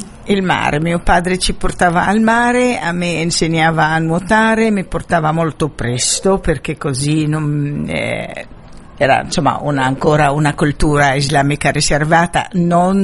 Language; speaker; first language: Italian; non-native, fluent; Arabic